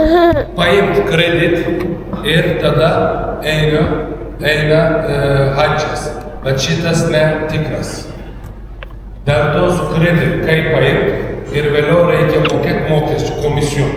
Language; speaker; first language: Lithuanian; non-native, learner; Turkish